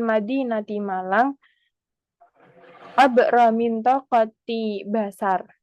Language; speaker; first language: Arabic; non-native, learner; Indonesian